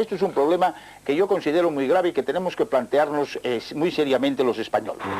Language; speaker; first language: Spanish; native; Spanish